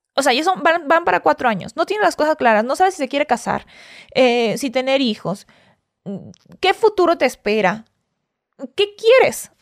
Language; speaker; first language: Spanish; native; Spanish